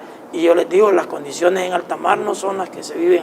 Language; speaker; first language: Spanish; native; Spanish